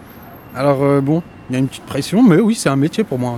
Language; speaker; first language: French; native; French